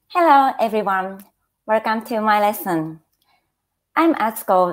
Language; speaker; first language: English; non-native, fluent; Japanese